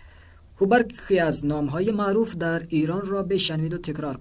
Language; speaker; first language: Persian; non-native, fluent; Urdu